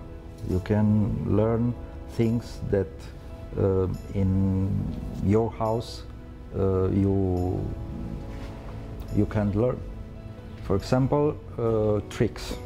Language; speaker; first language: English; non-native, learner; Romanian